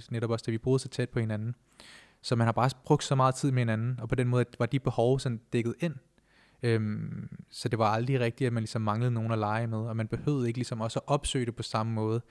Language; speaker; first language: Danish; early bilingual, other home language; Punjabi